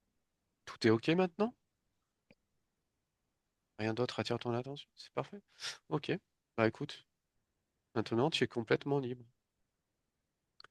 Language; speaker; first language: French; native; French